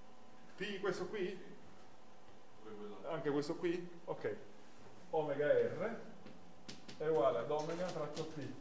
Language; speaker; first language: Italian; native; Italian